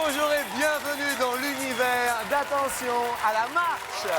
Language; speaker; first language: French; native; French